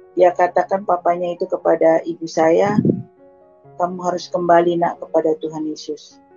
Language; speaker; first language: Indonesian; native; Indonesian